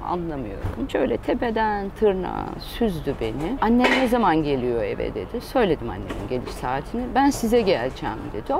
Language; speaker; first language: Turkish; early bilingual, heritage; Turkish